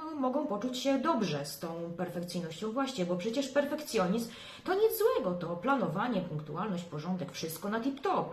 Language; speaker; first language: Polish; native; Polish